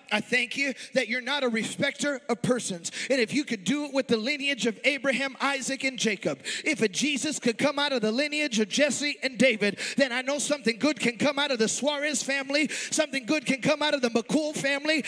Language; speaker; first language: English; early bilingual, other home language; Spanish